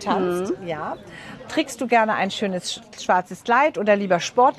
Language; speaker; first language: German; native; German